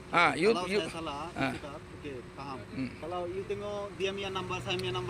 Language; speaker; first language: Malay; non-native, learner; Bangla